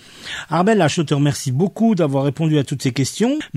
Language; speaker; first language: French; native; French